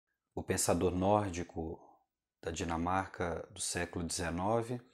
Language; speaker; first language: Portuguese; native; Portuguese